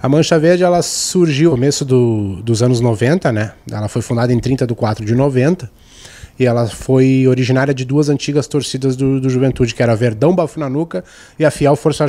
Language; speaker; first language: Portuguese; native; Portuguese